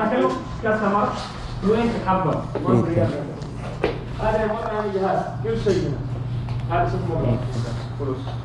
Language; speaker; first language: Arabic; non-native, learner; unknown